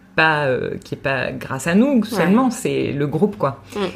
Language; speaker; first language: French; native; French